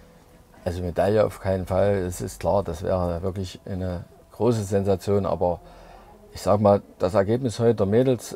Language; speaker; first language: German; native; German